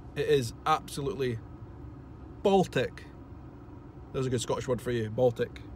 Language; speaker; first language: English; native; English